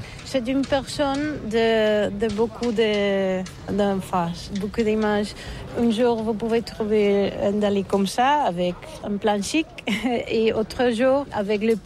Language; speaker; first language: French; non-native, learner; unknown